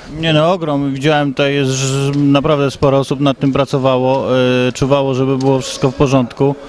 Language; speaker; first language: Polish; native; Polish